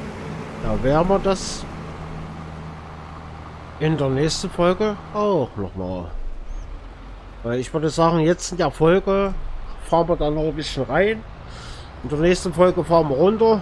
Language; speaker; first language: German; native; German